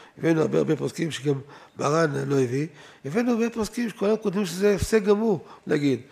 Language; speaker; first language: Hebrew; native; Hebrew